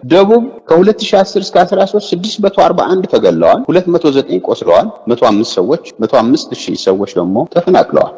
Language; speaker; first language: Amharic; native; Amharic